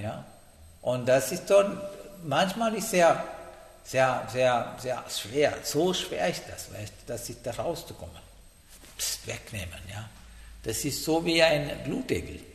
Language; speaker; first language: German; non-native, learner; Sinhala